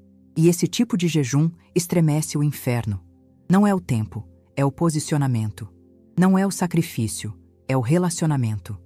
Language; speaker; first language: Portuguese; native; Portuguese